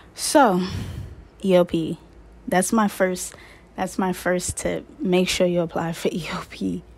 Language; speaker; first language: English; native; English